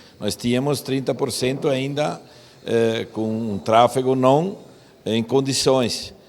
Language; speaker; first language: Portuguese; native; Portuguese